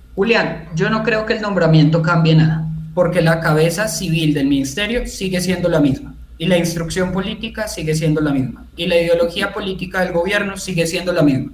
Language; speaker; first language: Spanish; native; Spanish